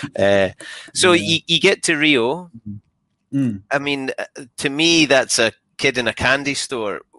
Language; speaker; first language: English; native; English